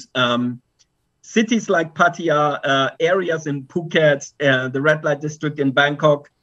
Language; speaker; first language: English; non-native, fluent; German